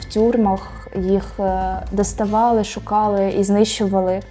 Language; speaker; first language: Ukrainian; non-native, local second language; Russian